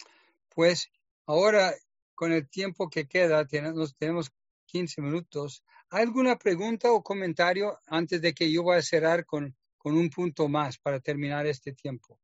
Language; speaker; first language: Spanish; non-native, fluent; English